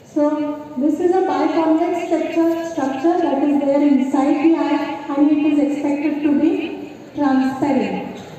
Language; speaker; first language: English; non-native, local second language; Marathi